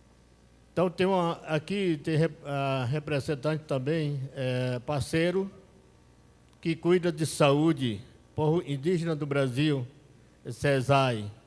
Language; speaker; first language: Portuguese; non-native, local second language; Yanomámi